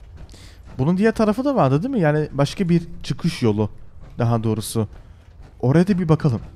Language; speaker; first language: Turkish; early bilingual, heritage; Turkish